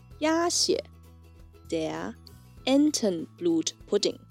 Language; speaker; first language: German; non-native, fluent; Chinese